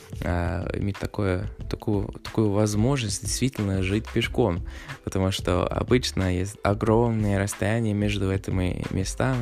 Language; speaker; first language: Russian; non-native, fluent; English